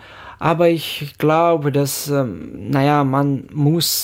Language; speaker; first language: German; non-native, fluent; Ukrainian